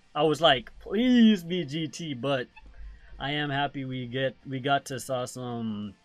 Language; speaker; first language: English; non-native, local second language; Jamaican Creole English